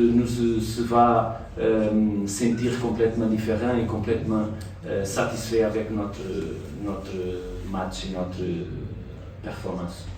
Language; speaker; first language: French; non-native, fluent; Portuguese